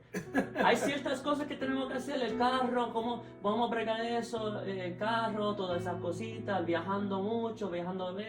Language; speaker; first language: Spanish; early bilingual, heritage; Spanish